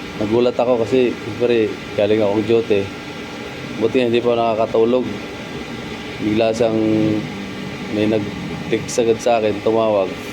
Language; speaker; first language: Filipino; non-native, local second language; Waray